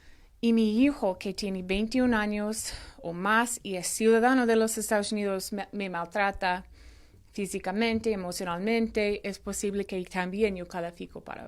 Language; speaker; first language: Spanish; non-native, fluent; English